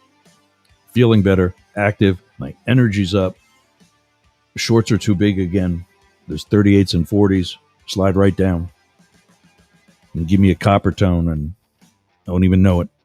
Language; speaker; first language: English; native; English